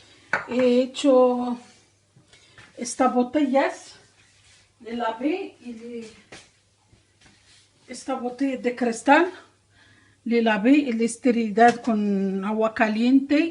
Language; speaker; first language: Spanish; non-native, learner; Arabic